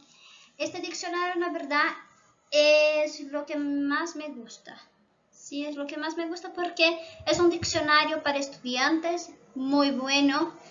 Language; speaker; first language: Spanish; non-native, local second language; Portuguese